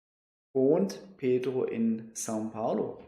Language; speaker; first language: Portuguese; non-native, fluent; German